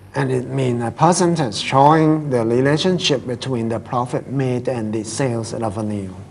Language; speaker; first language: English; non-native, fluent; Thai